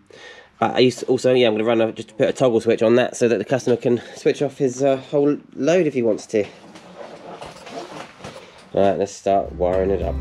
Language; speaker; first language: English; native; English